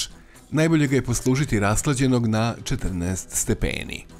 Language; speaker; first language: Serbian; native; Serbian